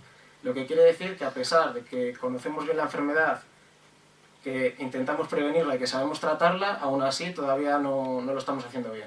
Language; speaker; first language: Spanish; native; Spanish